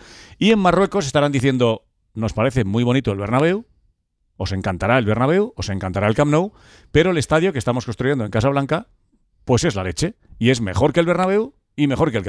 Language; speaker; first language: Spanish; native; Spanish